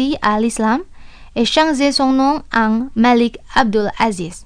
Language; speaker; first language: French; non-native, fluent; Indonesian